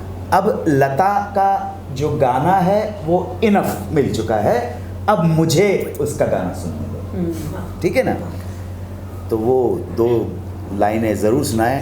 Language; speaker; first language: Hindi; native; Hindi